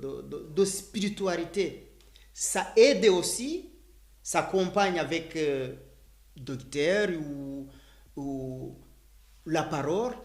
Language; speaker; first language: French; non-native, learner; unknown